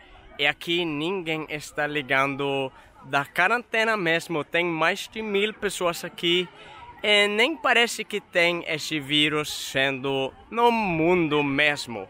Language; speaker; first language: Portuguese; non-native, fluent; Swedish